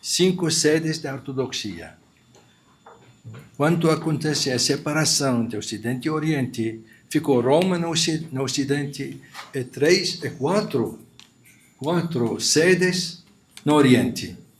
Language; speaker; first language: Portuguese; non-native, fluent; Arabic